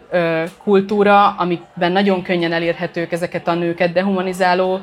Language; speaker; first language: Hungarian; native; Hungarian